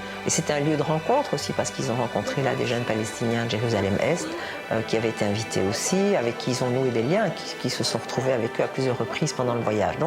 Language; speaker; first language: French; native; French